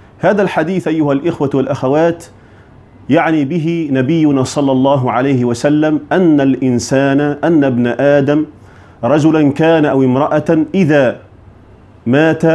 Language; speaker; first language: Arabic; native; Arabic